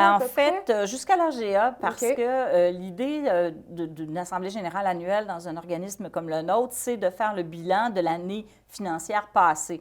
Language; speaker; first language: French; native; French